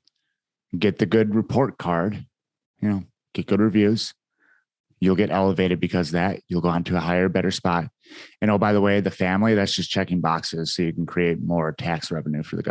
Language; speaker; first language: English; native; English